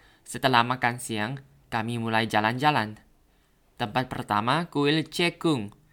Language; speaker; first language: Indonesian; non-native, learner; Thai